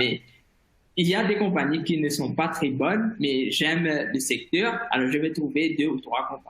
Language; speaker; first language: French; non-native, fluent; Morisyen